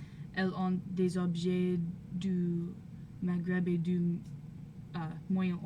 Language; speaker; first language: French; non-native, learner; English